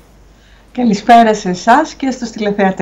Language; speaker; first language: Greek; native; Greek